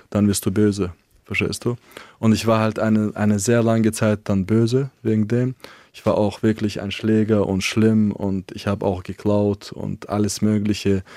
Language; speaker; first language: German; non-native, fluent; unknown